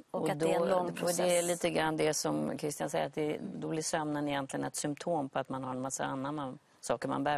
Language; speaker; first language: Swedish; native; Swedish